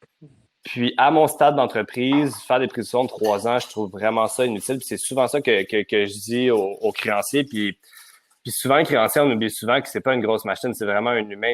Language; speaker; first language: French; native; French